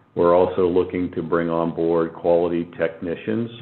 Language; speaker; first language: English; native; English